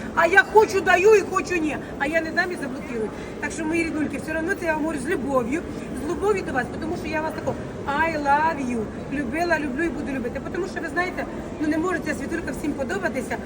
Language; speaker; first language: Ukrainian; non-native, local second language; Russian